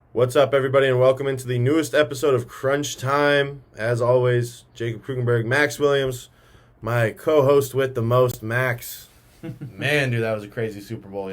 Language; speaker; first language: English; native; English